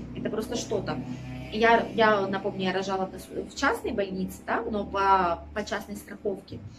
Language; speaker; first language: Russian; native; Russian